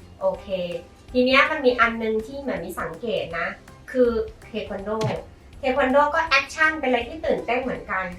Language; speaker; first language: Thai; native; Thai